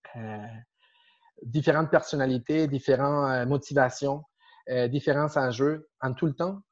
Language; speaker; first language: French; non-native, fluent; Spanish